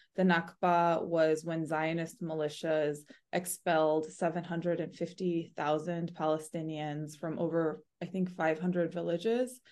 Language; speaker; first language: English; early bilingual, other home language; Urdu